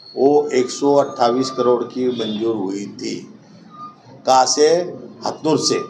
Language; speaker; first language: Hindi; non-native, local second language; Marathi